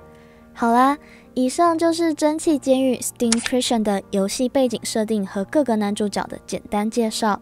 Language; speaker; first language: Chinese; native; Chinese